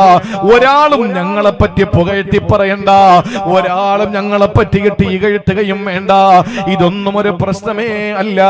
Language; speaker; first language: Malayalam; native; Malayalam